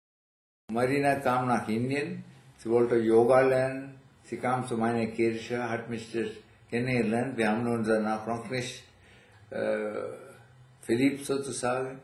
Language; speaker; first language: German; non-native, fluent; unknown